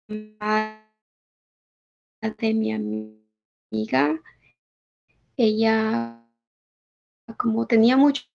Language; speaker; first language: Spanish; early bilingual, heritage; Spanish